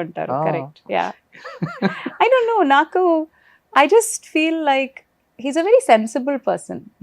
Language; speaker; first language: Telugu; non-native, learner; Malayalam